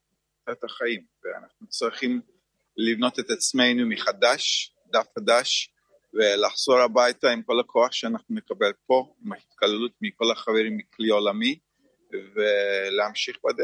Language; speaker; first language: Hebrew; non-native, fluent; Turkish